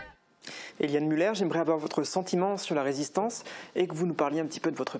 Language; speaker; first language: French; native; French